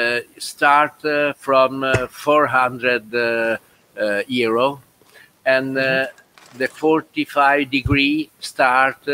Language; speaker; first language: English; non-native, learner; Italian